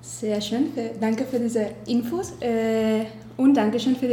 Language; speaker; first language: German; non-native, fluent; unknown